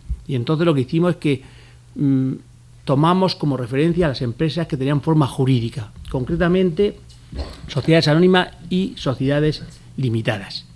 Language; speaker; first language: Spanish; native; Spanish